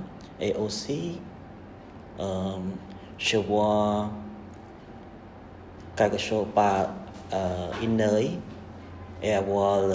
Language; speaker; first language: French; non-native, learner; Khmer